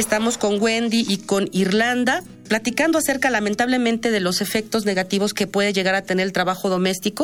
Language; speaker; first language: Spanish; native; Spanish